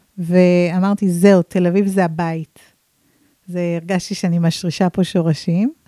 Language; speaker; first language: Hebrew; non-native, fluent; English